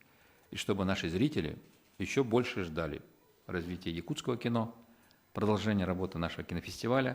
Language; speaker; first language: Russian; native; Russian